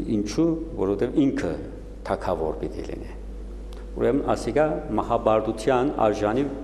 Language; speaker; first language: Armenian; native; Armenian